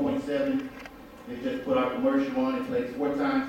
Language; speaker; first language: English; native; English